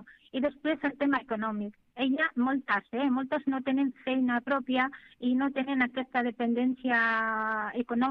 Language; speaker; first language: Catalan; non-native, fluent; Arabic